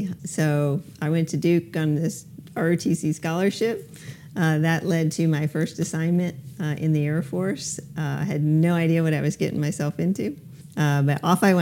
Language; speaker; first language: English; native; English